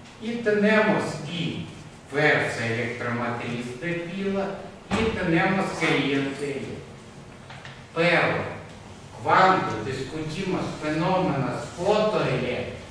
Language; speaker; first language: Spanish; non-native, fluent; Russian